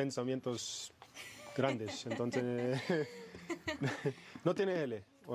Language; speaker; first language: Spanish; early bilingual, heritage; English